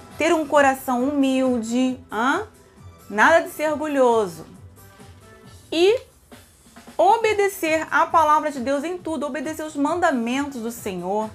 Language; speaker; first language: Portuguese; native; Portuguese